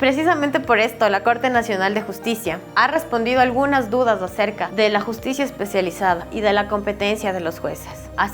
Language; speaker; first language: Spanish; native; Spanish